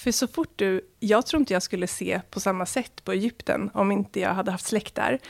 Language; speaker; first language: Swedish; early bilingual, other home language; Arabic